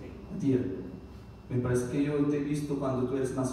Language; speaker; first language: Spanish; non-native, learner; Korean